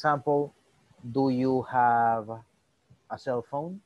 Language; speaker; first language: English; non-native, fluent; Spanish